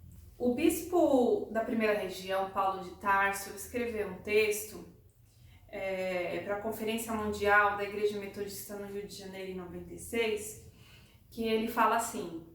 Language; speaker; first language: Portuguese; native; Portuguese